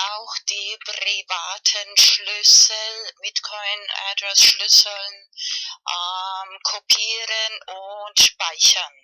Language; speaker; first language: German; non-native, fluent; Spanish